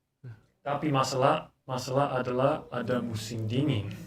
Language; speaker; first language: Indonesian; non-native, learner; English